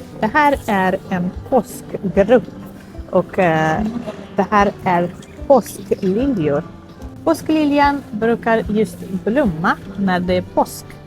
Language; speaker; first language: Swedish; non-native, fluent; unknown